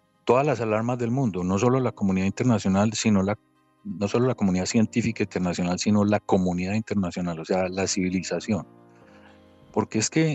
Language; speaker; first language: Spanish; native; Spanish